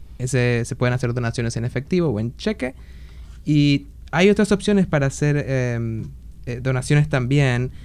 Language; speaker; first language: Spanish; native; Spanish